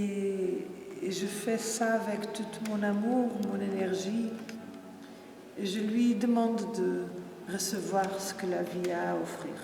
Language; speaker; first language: French; non-native, fluent; Portuguese